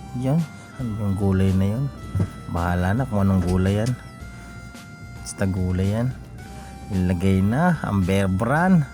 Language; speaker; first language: Filipino; non-native, local second language; Bikol